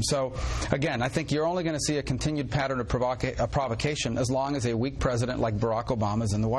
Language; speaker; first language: English; native; English